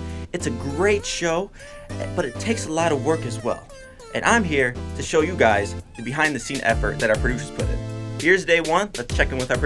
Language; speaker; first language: English; native; English